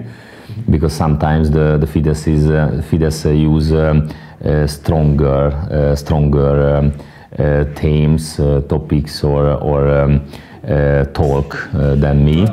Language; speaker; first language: English; non-native, fluent; Hungarian